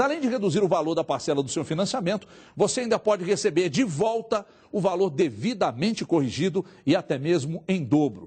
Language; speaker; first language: Portuguese; native; Portuguese